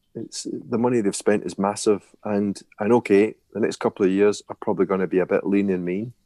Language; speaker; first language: English; native; English